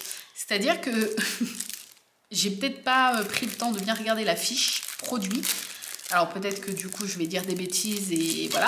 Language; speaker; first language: French; native; French